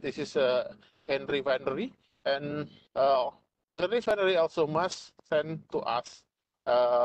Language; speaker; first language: English; non-native, fluent; Indonesian